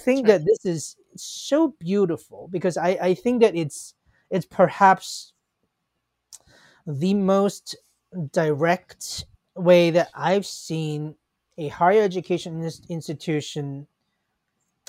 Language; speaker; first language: English; non-native, local second language; Cantonese